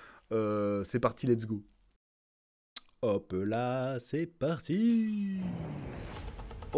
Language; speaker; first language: French; native; French